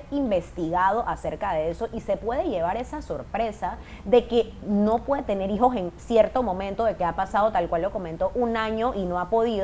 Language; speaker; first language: Spanish; native; Spanish